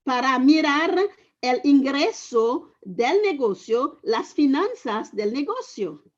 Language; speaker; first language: Spanish; non-native, fluent; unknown